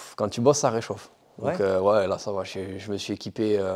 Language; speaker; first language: French; native; French